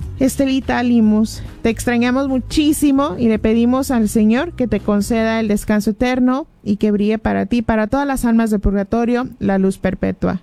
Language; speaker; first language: Spanish; early bilingual, heritage; Spanish